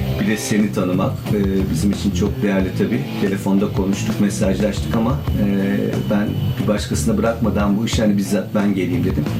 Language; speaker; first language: Turkish; native; Turkish